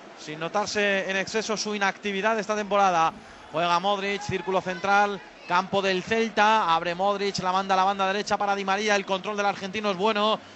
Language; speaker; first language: Spanish; native; Spanish